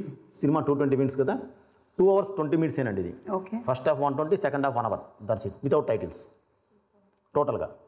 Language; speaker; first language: Telugu; native; Telugu